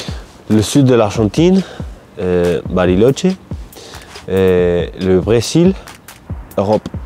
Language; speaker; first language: French; non-native, learner; Spanish